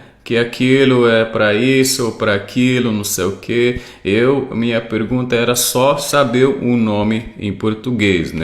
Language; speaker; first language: Portuguese; non-native, fluent; Arabic